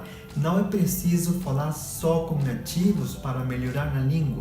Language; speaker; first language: Portuguese; non-native, fluent; Spanish